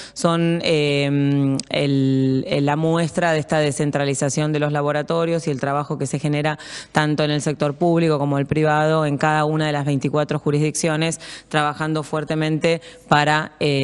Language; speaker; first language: Spanish; native; Spanish